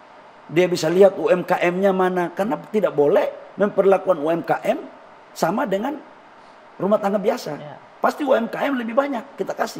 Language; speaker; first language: Indonesian; native; Indonesian